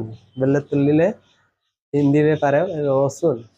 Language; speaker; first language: Malayalam; non-native, learner; Assamese